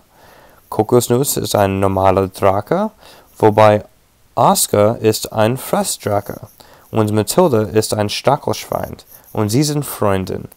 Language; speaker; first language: German; non-native, learner; English